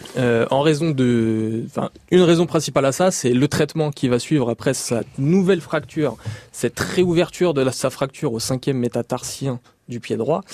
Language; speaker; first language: French; native; French